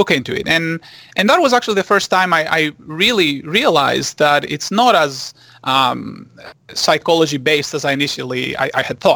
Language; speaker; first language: English; non-native, fluent; Greek